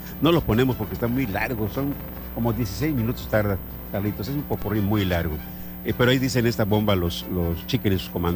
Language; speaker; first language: Spanish; native; Spanish